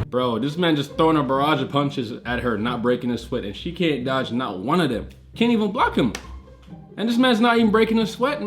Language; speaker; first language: English; native; English